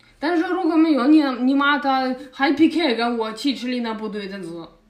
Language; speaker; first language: Chinese; non-native, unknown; Russian